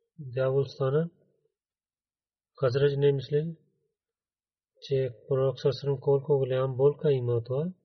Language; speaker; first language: Bulgarian; non-native, learner; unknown